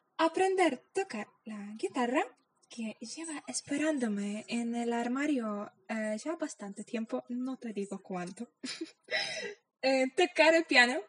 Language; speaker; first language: Spanish; non-native, fluent; Polish